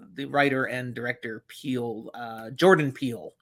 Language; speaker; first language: English; native; English